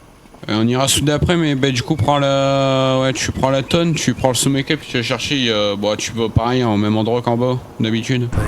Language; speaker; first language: French; native; French